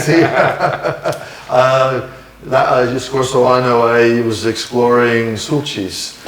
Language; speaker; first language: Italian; non-native, learner; English